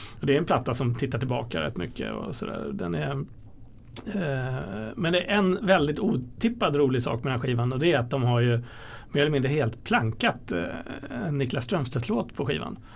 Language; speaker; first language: Swedish; native; Swedish